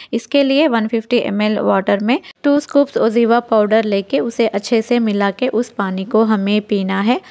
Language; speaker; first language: Hindi; non-native, local second language; Telugu